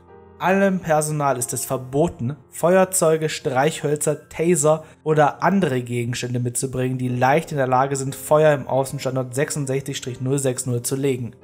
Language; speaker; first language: German; native; German